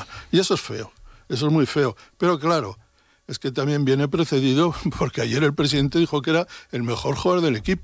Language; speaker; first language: Spanish; native; Spanish